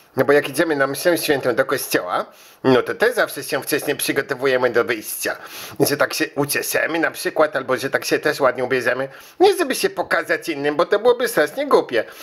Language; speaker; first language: Polish; early bilingual, heritage; Polish